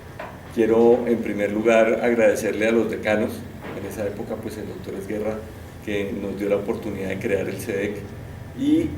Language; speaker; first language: Spanish; native; Spanish